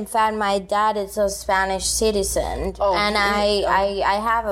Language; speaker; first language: English; non-native, fluent; Spanish